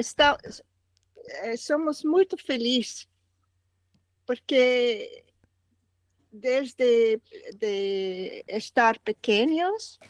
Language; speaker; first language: Portuguese; non-native, learner; Dutch